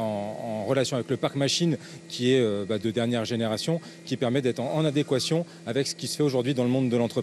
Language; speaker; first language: French; native; French